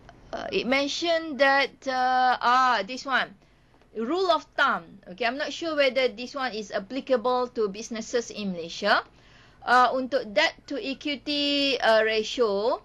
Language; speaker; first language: English; non-native, local second language; Malay